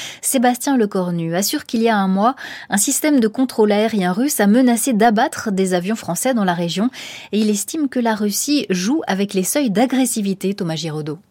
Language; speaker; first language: French; native; French